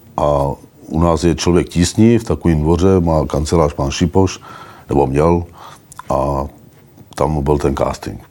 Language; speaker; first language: Czech; native; Czech